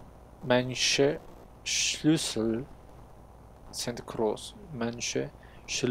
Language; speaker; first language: German; non-native, learner; Spanish